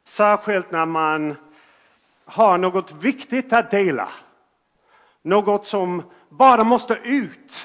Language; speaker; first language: Swedish; non-native, fluent; English